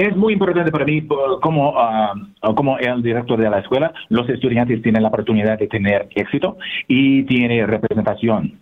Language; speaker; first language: Spanish; non-native, learner; English